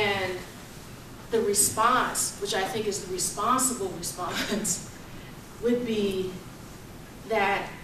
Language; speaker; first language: English; native; English